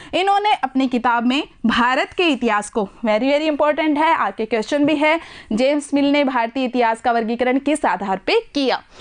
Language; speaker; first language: Hindi; native; Hindi